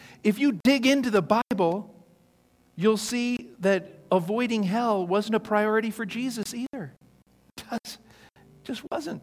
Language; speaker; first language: English; native; English